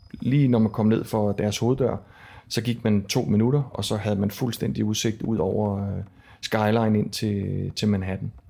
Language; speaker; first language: Danish; native; Danish